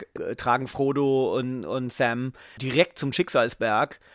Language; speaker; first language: German; native; German